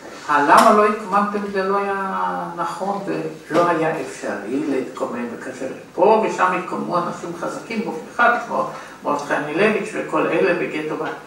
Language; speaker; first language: Hebrew; non-native, fluent; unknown